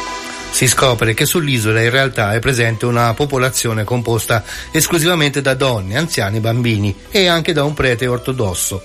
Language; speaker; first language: Italian; native; Italian